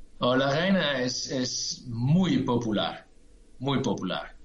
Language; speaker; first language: Spanish; non-native, learner; Dutch